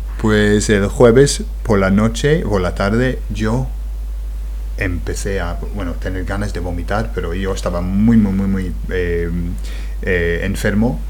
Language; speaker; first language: Spanish; non-native, fluent; English